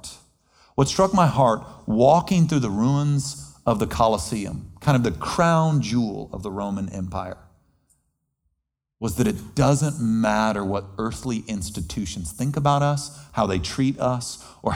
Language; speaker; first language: English; native; English